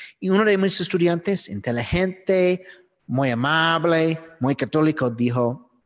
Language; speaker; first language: Spanish; non-native, fluent; English